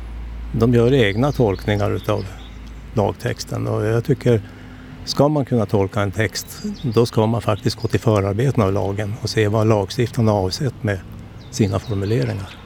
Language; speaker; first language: Swedish; native; Swedish